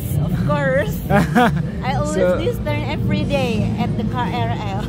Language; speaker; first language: English; non-native, learner; Indonesian